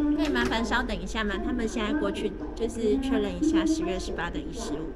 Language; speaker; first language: Chinese; native; Chinese